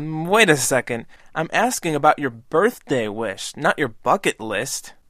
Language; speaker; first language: English; native; English